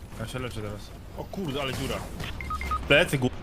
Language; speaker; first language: Polish; native; Polish